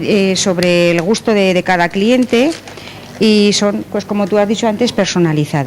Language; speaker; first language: Spanish; native; Spanish